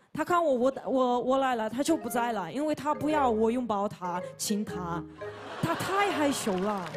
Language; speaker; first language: Chinese; non-native, learner; Ukrainian